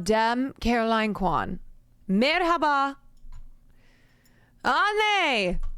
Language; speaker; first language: Turkish; non-native, learner; English